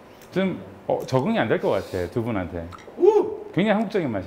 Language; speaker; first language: Korean; native; Korean